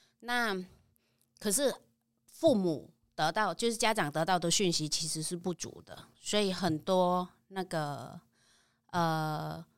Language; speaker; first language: Chinese; non-native, fluent; Vietnamese